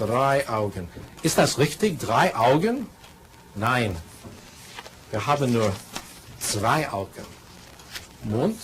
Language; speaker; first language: German; non-native, fluent; English